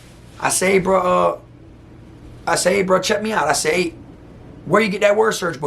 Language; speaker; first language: English; native; English